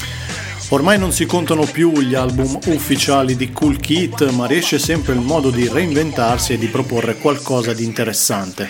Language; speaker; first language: Italian; native; Italian